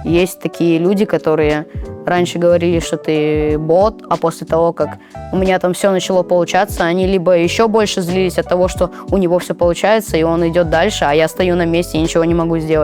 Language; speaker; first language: Russian; native; Russian